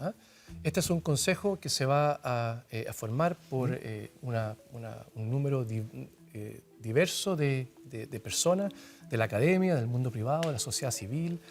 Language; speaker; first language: Spanish; native; Spanish